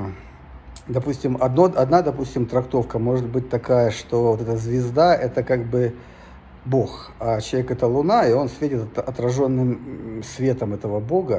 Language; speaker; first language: Russian; native; Russian